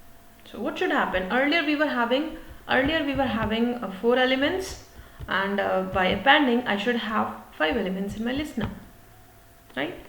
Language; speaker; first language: English; non-native, local second language; Hindi